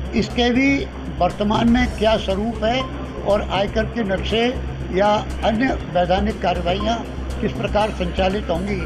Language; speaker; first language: Hindi; native; Hindi